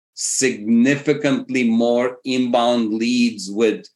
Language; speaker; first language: English; non-native, fluent; Turkish